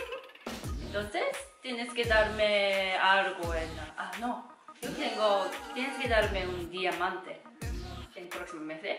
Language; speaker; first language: Spanish; non-native, learner; Japanese